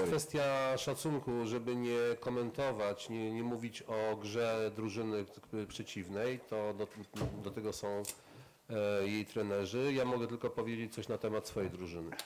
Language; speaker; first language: Polish; native; Polish